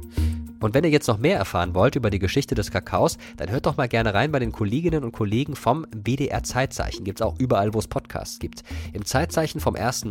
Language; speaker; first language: German; native; German